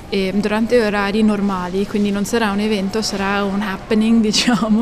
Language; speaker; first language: Italian; non-native, fluent; English